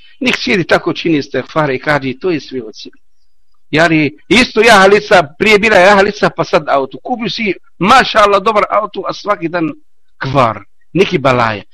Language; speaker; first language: Bosnian; non-native, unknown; Arabic